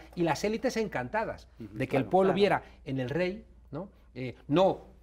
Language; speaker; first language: Spanish; native; Spanish